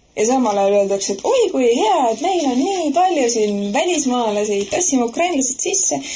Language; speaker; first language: Estonian; native; Estonian